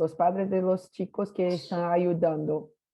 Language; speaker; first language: Spanish; non-native, learner; Portuguese